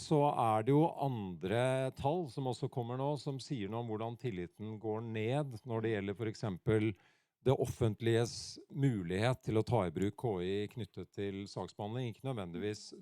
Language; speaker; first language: Norwegian; native; Norwegian